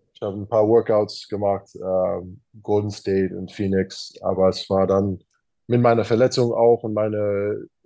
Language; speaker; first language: German; non-native, fluent; English